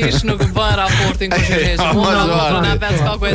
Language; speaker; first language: Albanian; native; Albanian